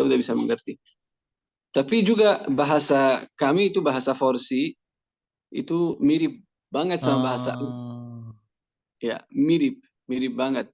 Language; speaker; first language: Indonesian; non-native, learner; Persian